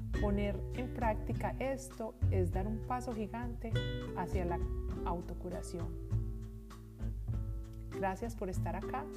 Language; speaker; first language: Spanish; native; Spanish